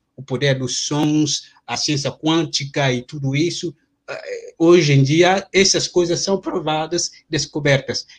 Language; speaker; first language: Portuguese; non-native, fluent; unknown